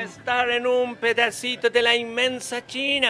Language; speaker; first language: Spanish; native; Spanish